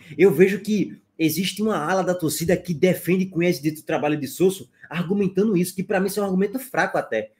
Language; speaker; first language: Portuguese; native; Portuguese